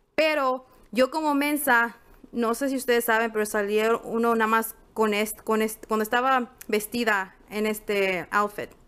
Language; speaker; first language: Spanish; early bilingual, heritage; Spanish